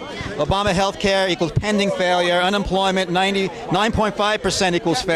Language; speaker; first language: English; native; English